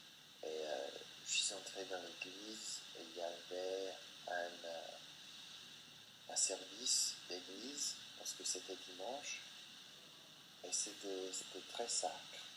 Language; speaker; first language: French; non-native, learner; English